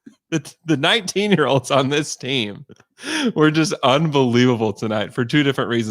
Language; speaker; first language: English; native; English